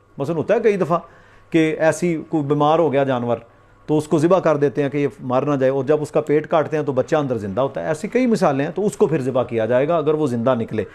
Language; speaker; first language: Urdu; non-native, local second language; Punjabi